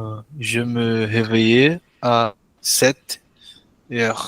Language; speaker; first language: French; non-native, learner; Portuguese